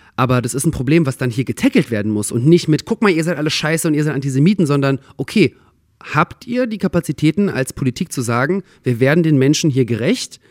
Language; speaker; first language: German; early bilingual, other home language; Russian